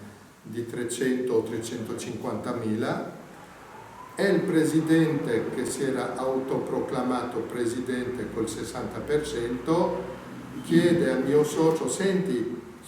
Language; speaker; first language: Italian; native; Italian